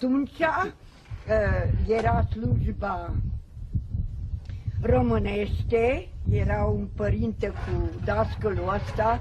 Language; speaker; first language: Romanian; non-native, local second language; Hungarian